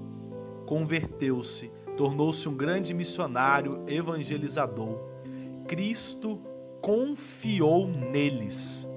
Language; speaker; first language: Portuguese; native; Portuguese